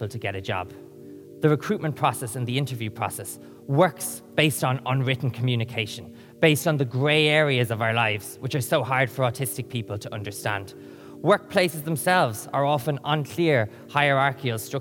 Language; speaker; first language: English; native; English